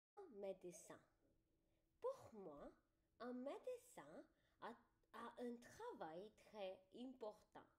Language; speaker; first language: French; non-native, learner; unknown